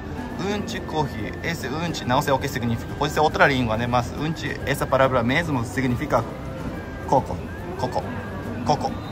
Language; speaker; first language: Portuguese; non-native, fluent; Japanese